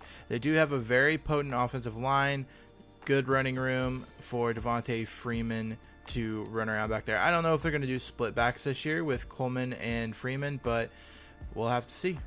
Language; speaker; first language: English; native; English